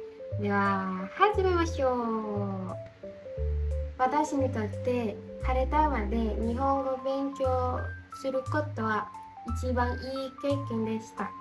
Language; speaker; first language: Japanese; non-native, learner; Indonesian